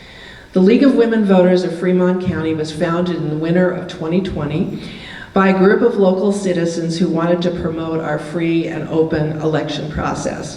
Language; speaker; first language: English; native; English